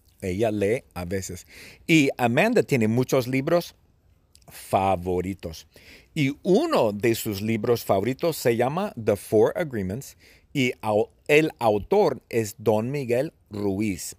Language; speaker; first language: Spanish; non-native, fluent; English